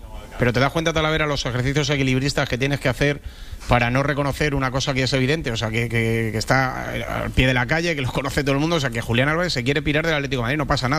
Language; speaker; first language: Spanish; native; Spanish